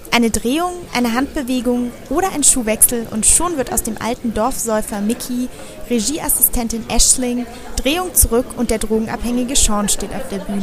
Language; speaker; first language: German; native; German